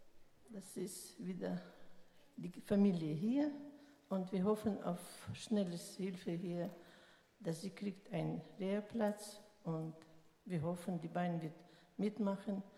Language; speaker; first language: German; non-native, learner; Russian